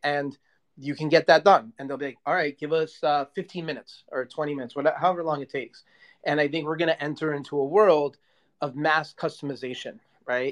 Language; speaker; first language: English; native; English